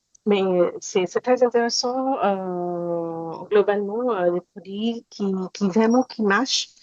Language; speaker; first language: French; non-native, learner; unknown